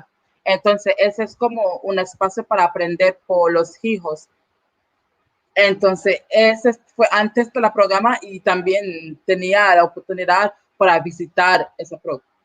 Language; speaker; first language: Spanish; non-native, learner; English